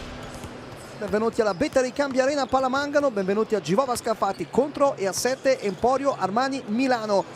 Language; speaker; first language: Italian; native; Italian